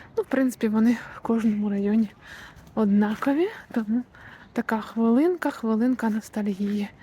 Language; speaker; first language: Ukrainian; native; Ukrainian